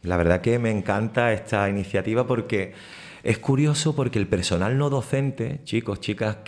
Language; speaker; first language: Spanish; native; Spanish